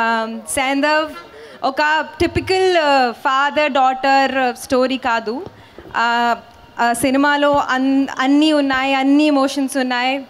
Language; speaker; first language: Telugu; non-native, learner; Hindi